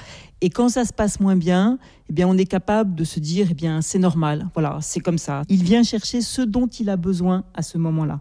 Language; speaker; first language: French; native; French